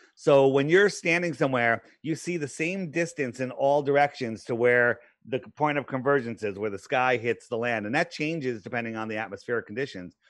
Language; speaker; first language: English; native; English